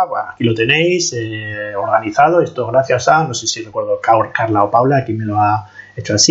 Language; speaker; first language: Spanish; native; Spanish